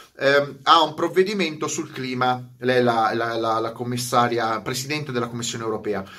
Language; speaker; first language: Italian; native; Italian